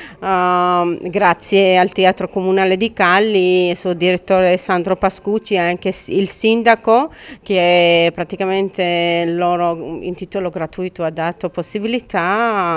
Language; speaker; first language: Italian; non-native, fluent; Georgian